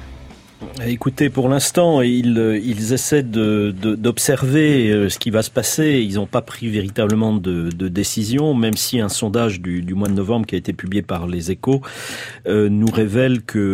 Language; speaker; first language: French; native; French